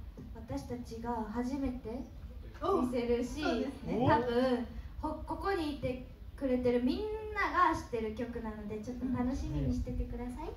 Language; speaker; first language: Japanese; native; Japanese